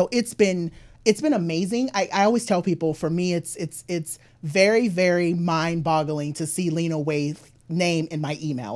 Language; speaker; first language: English; native; English